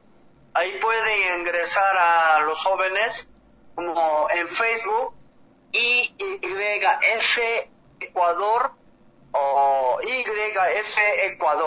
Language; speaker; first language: Spanish; non-native, learner; Korean